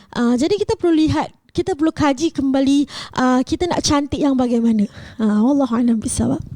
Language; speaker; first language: Malay; native; Malay